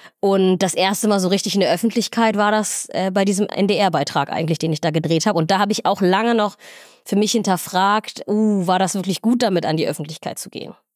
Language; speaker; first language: German; early bilingual, other home language; Somali